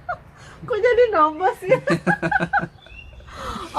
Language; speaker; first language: Indonesian; non-native, local second language; Minangkabau